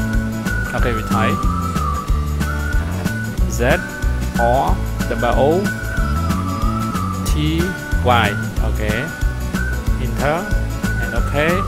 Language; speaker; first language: English; non-native, learner; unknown